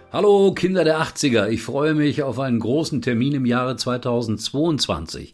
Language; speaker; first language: German; native; German